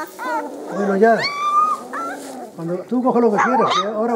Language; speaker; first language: Spanish; native; Spanish